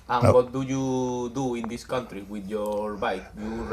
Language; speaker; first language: English; non-native, learner; Spanish